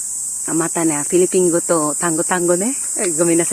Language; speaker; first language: Japanese; non-native, learner; Filipino